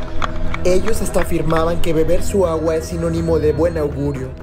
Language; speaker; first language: Spanish; native; Spanish